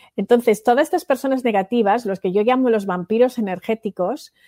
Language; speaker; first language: Spanish; native; Spanish